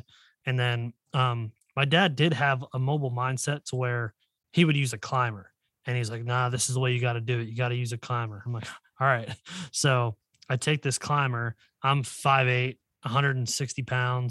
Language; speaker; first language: English; native; English